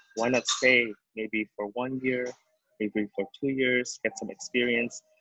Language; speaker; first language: English; non-native, fluent; Indonesian